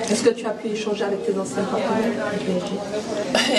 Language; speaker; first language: French; native; French